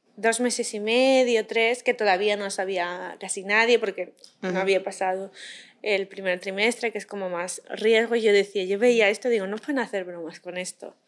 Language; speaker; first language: Spanish; native; Spanish